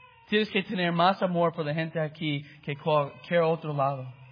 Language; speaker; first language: Spanish; non-native, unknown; English